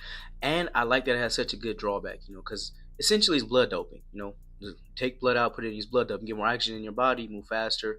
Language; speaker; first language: English; native; English